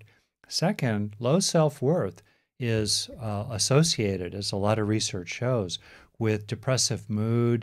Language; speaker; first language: English; native; English